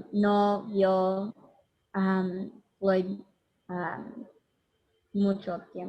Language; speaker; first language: Spanish; non-native, learner; English